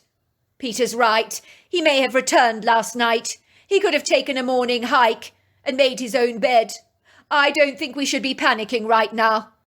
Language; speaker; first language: English; native; English